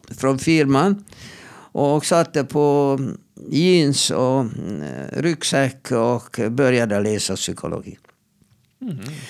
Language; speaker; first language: Swedish; non-native, fluent; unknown